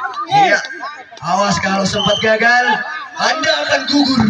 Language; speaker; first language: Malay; non-native, local second language; Batak Toba